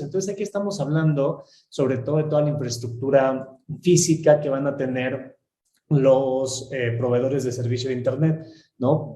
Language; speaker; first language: Spanish; native; Spanish